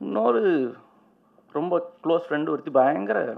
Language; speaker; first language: Tamil; native; Tamil